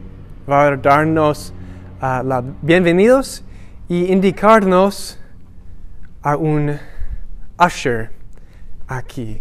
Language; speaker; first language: Spanish; non-native, learner; English